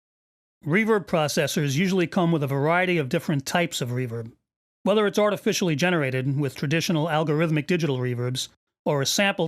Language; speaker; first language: English; native; English